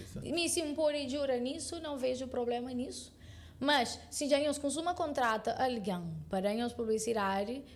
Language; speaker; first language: Portuguese; non-native, local second language; Kabuverdianu